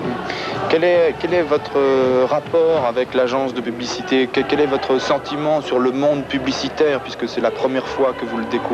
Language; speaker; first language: French; native; French